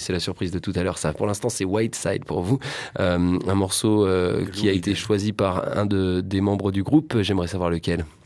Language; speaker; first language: French; native; French